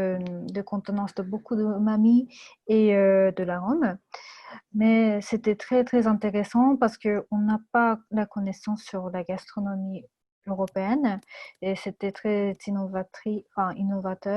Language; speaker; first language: French; non-native, fluent; Japanese